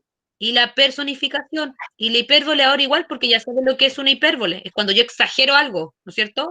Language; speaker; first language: Spanish; native; Spanish